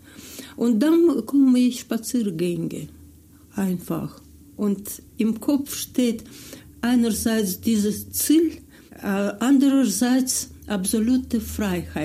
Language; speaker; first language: German; non-native, fluent; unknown